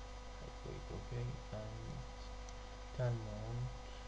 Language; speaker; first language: English; non-native, learner; Turkish